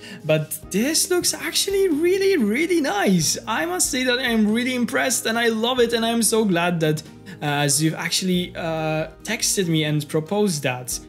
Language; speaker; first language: English; non-native, fluent; Polish